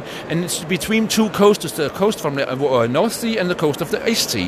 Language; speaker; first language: English; non-native, fluent; Danish